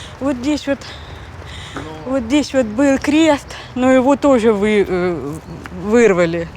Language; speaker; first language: Russian; native; Russian